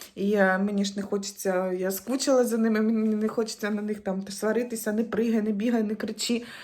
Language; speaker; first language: Ukrainian; native; Ukrainian